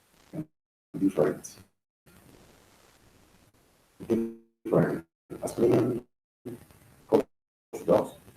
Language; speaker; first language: English; non-native, learner; Spanish